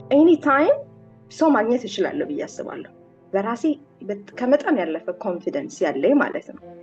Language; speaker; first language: Amharic; native; Amharic